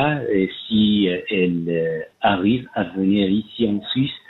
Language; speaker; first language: French; non-native, fluent; Persian